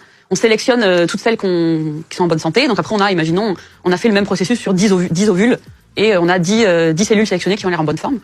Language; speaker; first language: French; native; French